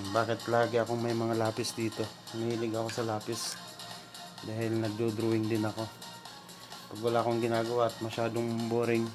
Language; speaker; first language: Filipino; non-native, local second language; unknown